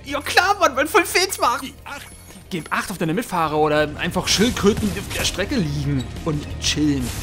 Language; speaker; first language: German; native; German